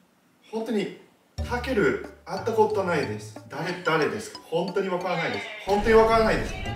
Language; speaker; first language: Japanese; non-native, learner; English